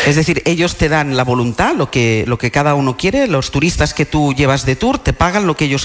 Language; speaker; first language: Spanish; native; Spanish